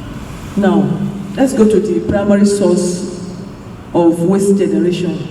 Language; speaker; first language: English; non-native, local second language; Yoruba